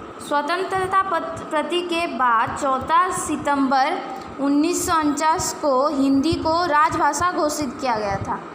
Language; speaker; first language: Hindi; non-native, local second language; Odia